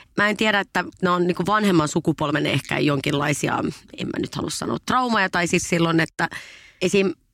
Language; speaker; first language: Finnish; non-native, local second language; Swedish